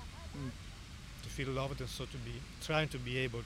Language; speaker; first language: English; non-native, learner; Italian